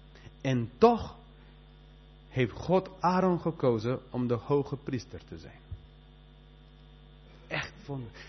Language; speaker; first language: Dutch; non-native, fluent; Spanish